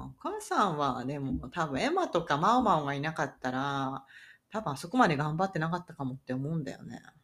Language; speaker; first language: Japanese; native; Japanese